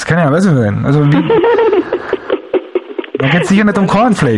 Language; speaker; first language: German; native; German